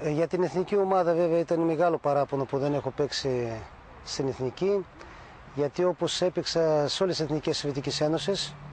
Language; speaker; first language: Greek; early bilingual, heritage; Greek